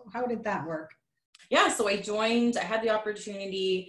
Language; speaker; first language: English; native; English